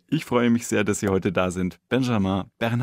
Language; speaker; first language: German; native; German